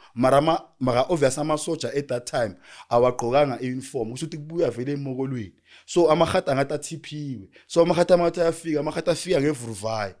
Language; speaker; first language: Zulu; native; Zulu